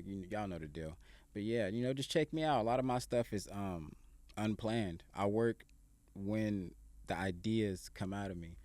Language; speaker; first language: English; native; English